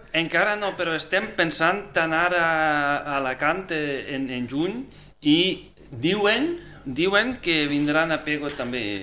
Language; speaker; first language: Catalan; non-native, fluent; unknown